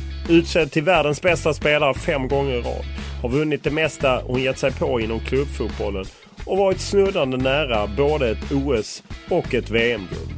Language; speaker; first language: Swedish; native; Swedish